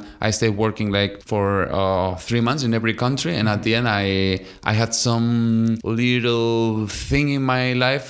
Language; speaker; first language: English; non-native, fluent; Spanish